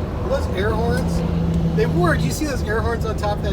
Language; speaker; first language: English; native; English